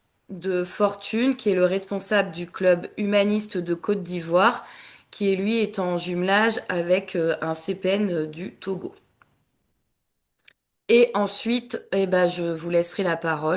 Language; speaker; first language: French; native; French